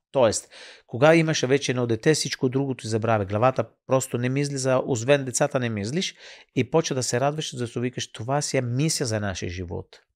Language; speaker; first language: Bulgarian; non-native, fluent; Italian